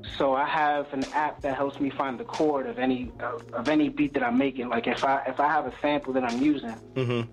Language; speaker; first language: English; native; English